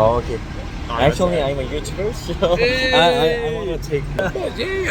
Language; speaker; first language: English; non-native, learner; Korean